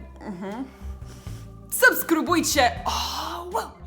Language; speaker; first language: Polish; non-native, learner; English